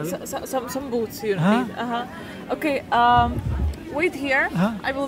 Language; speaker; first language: English; non-native, learner; Czech